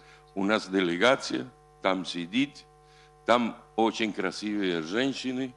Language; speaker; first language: Russian; non-native, fluent; Spanish